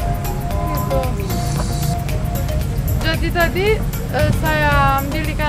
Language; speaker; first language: Indonesian; non-native, fluent; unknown